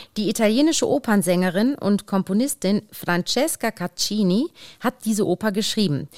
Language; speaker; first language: German; native; German